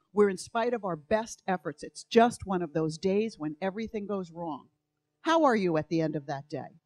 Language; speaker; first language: English; native; English